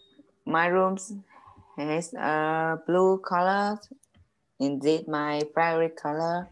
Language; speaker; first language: English; non-native, learner; Vietnamese